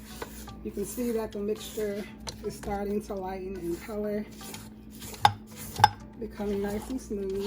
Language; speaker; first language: English; native; English